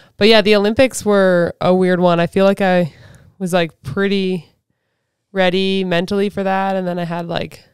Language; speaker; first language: English; native; English